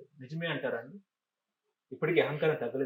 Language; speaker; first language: Telugu; native; Telugu